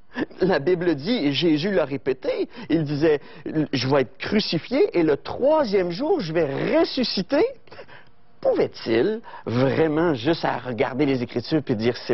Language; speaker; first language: French; native; French